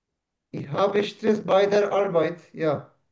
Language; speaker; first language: German; non-native, learner; Turkish